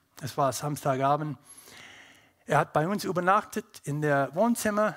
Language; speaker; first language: German; non-native, learner; English